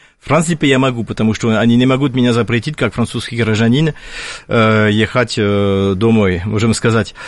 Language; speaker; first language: Russian; non-native, fluent; French